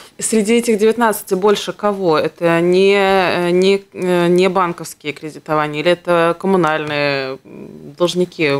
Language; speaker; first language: Russian; native; Russian